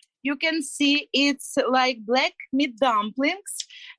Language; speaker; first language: English; non-native, learner; Ukrainian